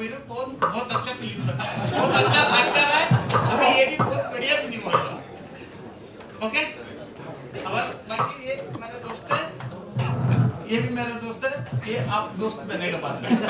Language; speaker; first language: Hindi; non-native, local second language; Malayalam